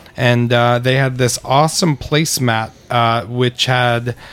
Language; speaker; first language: English; native; English